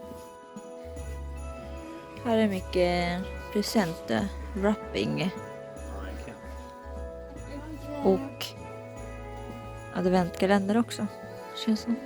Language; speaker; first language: Swedish; non-native, learner; Japanese